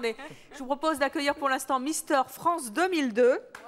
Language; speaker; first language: French; native; French